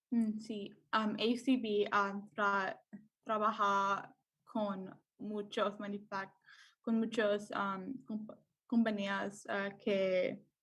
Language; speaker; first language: Spanish; non-native, learner; English